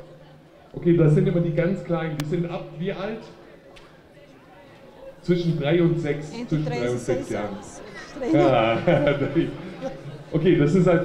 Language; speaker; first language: German; native; German